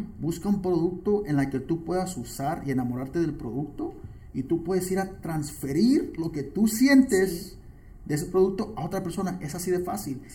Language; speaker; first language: Spanish; early bilingual, heritage; Spanish